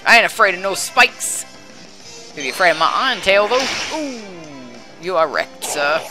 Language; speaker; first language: English; native; English